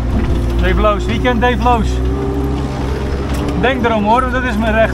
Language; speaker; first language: Dutch; native; Dutch